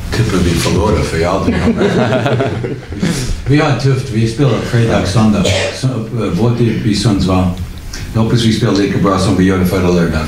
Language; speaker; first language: Swedish; non-native, learner; English